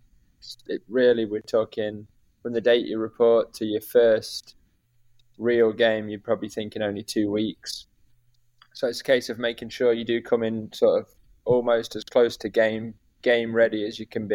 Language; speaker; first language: English; native; English